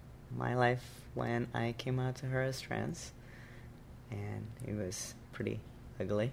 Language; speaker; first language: English; non-native, fluent; Portuguese